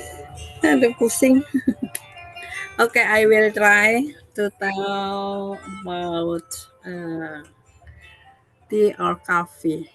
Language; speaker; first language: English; non-native, learner; Indonesian